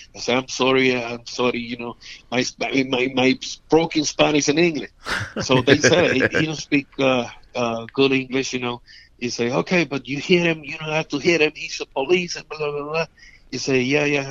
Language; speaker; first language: English; non-native, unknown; Spanish